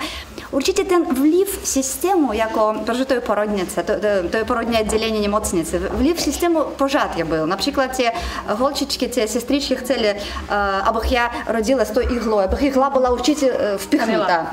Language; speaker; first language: Czech; non-native, learner; Russian